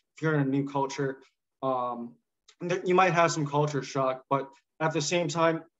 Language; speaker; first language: English; native; English